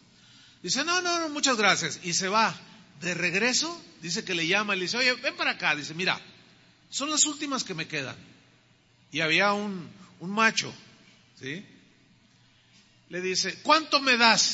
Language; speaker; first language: Spanish; native; Spanish